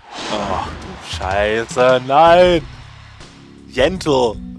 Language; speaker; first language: German; native; German